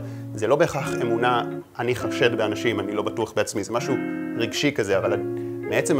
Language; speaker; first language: Hebrew; native; Hebrew